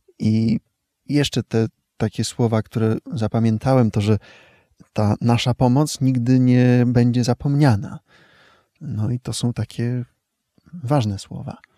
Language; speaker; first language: Polish; native; Polish